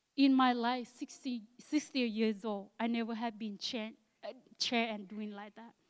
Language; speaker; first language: English; non-native, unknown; Akha